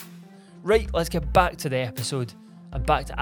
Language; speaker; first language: English; native; English